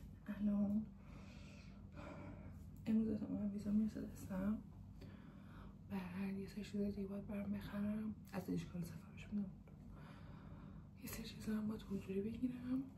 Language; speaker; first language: Persian; native; Persian